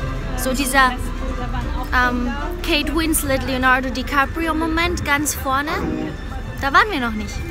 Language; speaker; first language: German; native; German